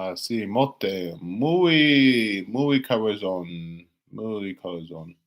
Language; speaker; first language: Spanish; non-native, learner; English